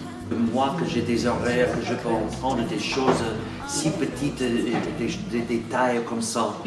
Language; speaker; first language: French; non-native, fluent; English